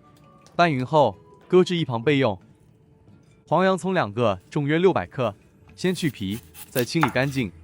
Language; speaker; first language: Chinese; native; Chinese